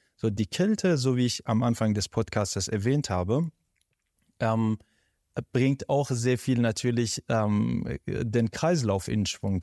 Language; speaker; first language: German; non-native, fluent; Persian